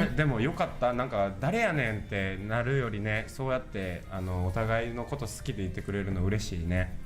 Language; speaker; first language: Japanese; native; Japanese